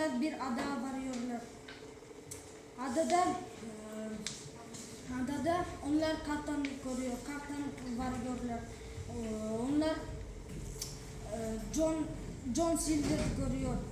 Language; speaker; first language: Turkish; non-native, learner; Kazakh